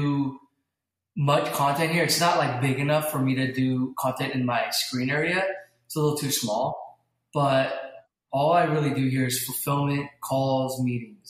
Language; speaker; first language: English; native; English